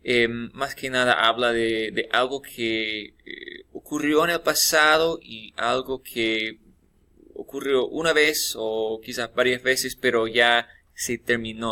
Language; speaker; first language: Spanish; non-native, fluent; English